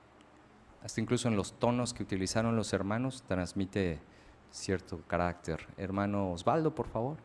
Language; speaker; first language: Spanish; native; Spanish